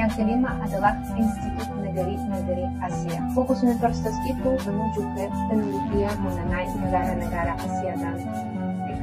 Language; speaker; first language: Indonesian; non-native, fluent; Russian